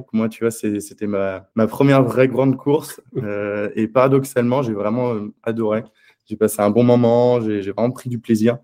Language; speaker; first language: French; native; French